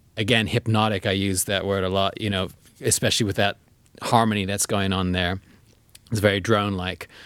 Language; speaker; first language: English; native; English